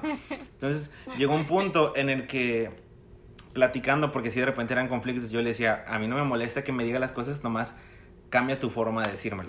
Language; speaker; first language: Spanish; native; Spanish